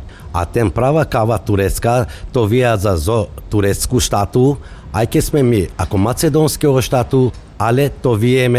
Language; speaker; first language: Slovak; non-native, local second language; Macedonian